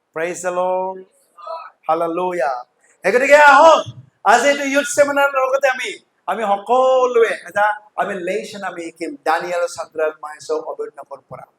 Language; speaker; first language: Assamese; non-native, local second language; Bodo